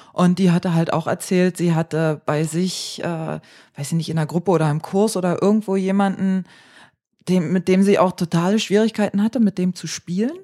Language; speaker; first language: German; native; German